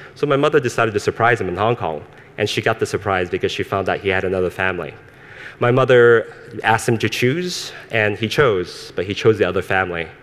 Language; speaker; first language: English; early bilingual, other home language; Cantonese